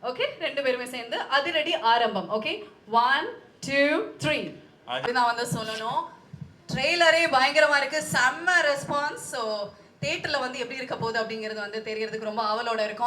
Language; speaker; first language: Tamil; native; Tamil